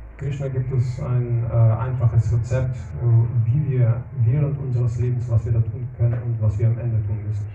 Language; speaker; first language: German; non-native, fluent; Russian